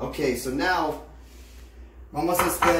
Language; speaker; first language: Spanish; early bilingual, heritage; Spanish